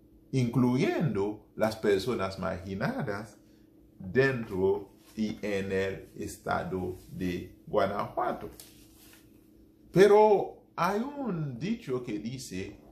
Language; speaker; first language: Spanish; non-native, fluent; Haitian Creole